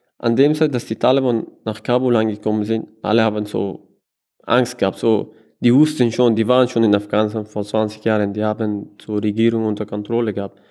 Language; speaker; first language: German; non-native, learner; Persian